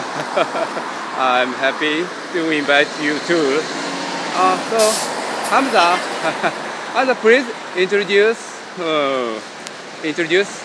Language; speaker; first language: English; non-native, learner; Japanese